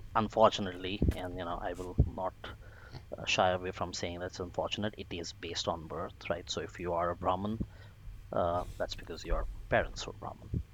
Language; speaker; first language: English; non-native, local second language; Bangla